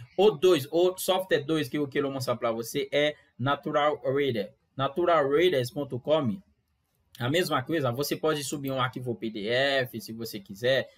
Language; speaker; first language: Portuguese; non-native, fluent; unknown